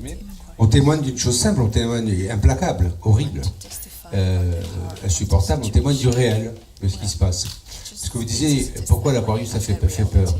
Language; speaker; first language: French; native; French